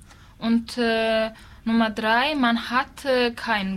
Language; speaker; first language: German; non-native, learner; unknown